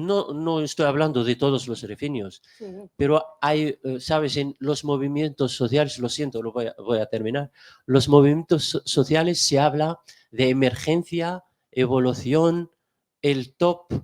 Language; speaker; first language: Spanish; non-native, fluent; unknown